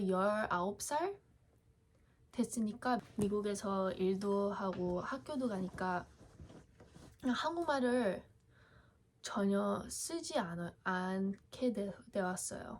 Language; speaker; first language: Korean; early bilingual, heritage; English